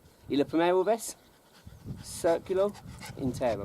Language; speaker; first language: Spanish; non-native, learner; English